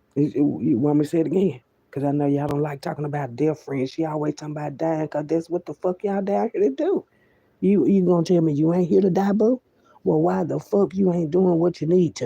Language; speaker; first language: English; native; English